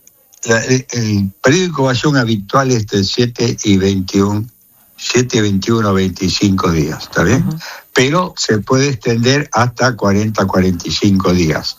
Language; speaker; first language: Spanish; native; Spanish